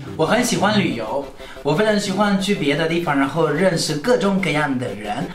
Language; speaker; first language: Chinese; non-native, fluent; Spanish